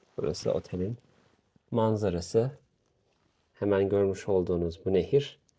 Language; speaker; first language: Turkish; native; Turkish